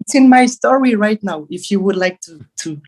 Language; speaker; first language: English; non-native, learner; French